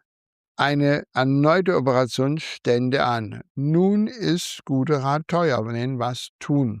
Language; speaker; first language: German; native; German